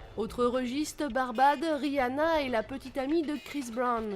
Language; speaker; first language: French; native; French